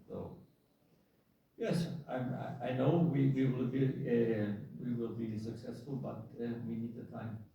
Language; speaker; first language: English; non-native, fluent; German